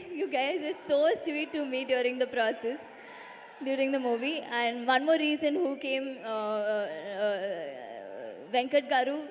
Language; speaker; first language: Telugu; non-native, learner; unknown